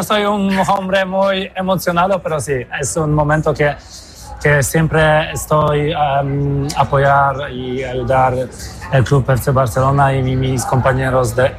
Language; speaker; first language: Spanish; non-native, fluent; Polish